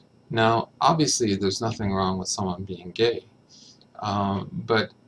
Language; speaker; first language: English; native; English